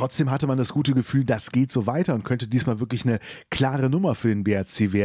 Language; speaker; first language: German; native; German